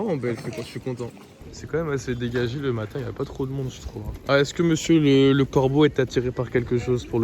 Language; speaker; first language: French; native; French